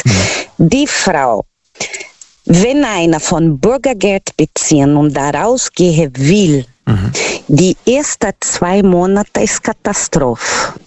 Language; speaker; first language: German; non-native, learner; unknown